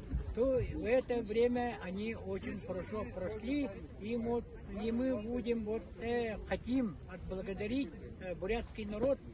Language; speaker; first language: Russian; non-native, local second language; Yakut